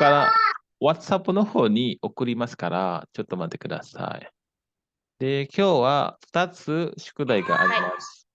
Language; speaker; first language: Japanese; non-native, fluent; Indonesian